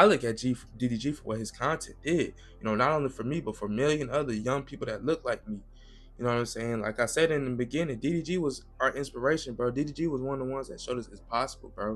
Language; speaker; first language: English; native; English